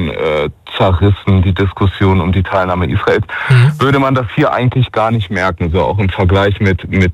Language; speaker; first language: German; native; German